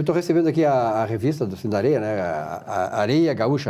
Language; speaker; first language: Portuguese; native; Portuguese